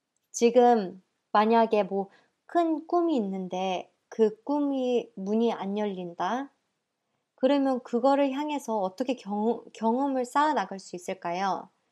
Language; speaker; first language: Korean; early bilingual, heritage; Korean